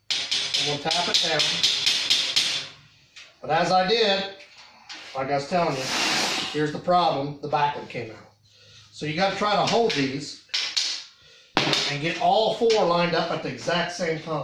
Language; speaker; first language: English; native; English